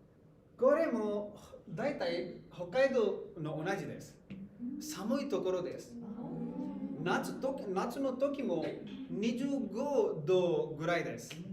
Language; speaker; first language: Japanese; non-native, learner; Hindi